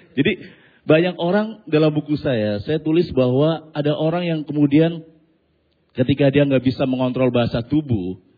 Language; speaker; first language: Indonesian; non-native, local second language; Javanese